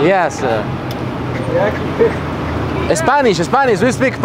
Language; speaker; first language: English; non-native, learner; Spanish